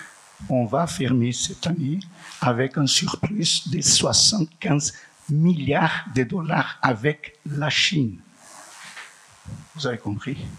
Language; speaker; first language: French; non-native, fluent; Portuguese